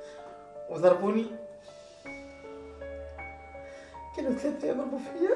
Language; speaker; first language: Arabic; native; Arabic